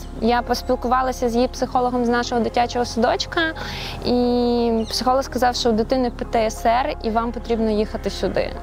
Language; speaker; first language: Ukrainian; native; Ukrainian